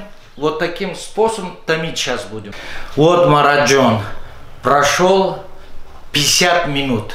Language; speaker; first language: Russian; non-native, fluent; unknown